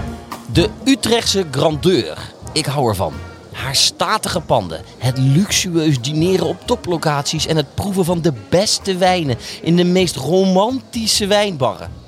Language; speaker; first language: Dutch; native; Dutch